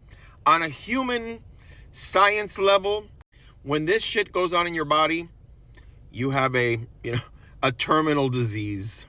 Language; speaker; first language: English; native; English